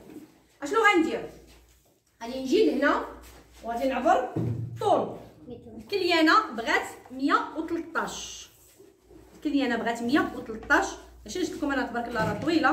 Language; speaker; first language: Arabic; native; Arabic